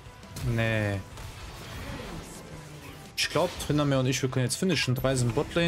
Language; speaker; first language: German; native; German